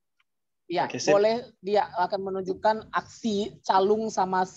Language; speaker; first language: Indonesian; native; Indonesian